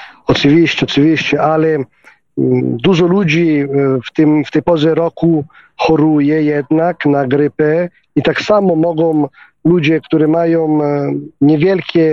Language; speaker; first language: Polish; non-native, fluent; Italian